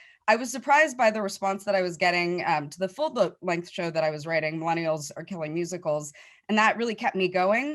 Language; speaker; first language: English; native; English